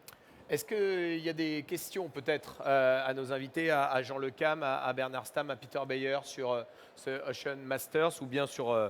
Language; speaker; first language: French; native; French